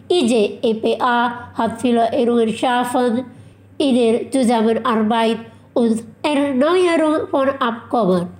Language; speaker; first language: German; non-native, learner; Indonesian